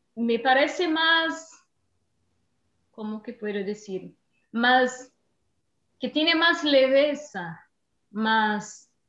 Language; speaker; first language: Spanish; non-native, learner; Portuguese